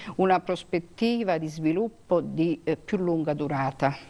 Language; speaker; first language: Italian; native; Italian